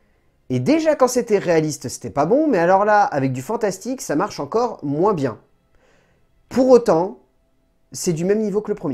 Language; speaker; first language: French; native; French